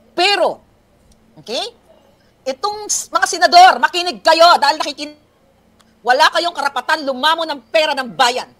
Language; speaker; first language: Filipino; native; Filipino